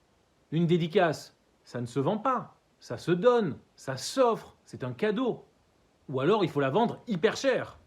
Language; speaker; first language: French; native; French